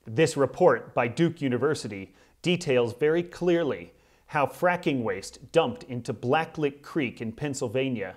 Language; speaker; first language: English; native; English